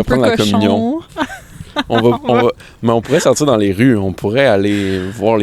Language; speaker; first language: French; native; French